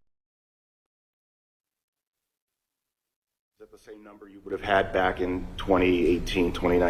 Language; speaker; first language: English; native; English